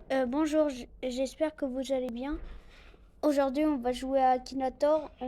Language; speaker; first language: French; non-native, local second language; Arabic